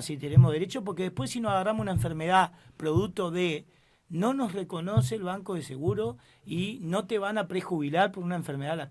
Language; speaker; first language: Spanish; native; Spanish